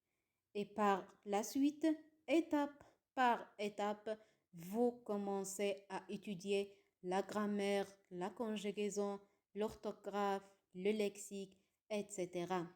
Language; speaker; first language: French; non-native, fluent; Arabic